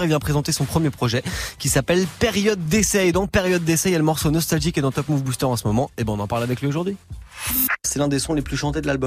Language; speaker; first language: French; native; French